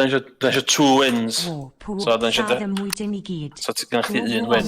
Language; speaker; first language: Welsh; native; Welsh